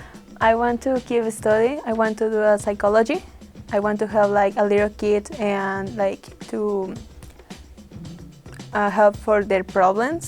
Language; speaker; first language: English; non-native, local second language; Spanish